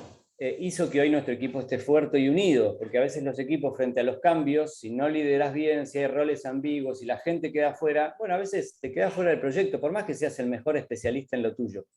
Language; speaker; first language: Spanish; native; Spanish